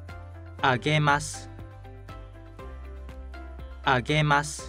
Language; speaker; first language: Japanese; native; Japanese